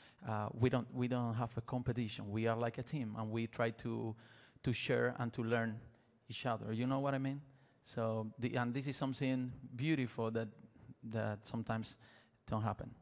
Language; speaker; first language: English; non-native, learner; Spanish